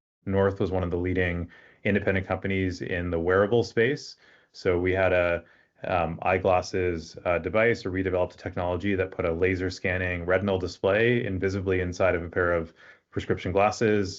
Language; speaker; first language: English; native; English